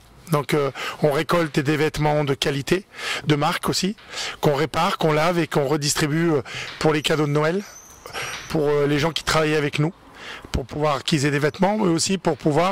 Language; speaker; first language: French; native; French